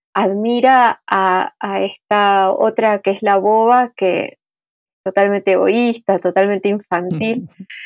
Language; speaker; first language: Spanish; native; Spanish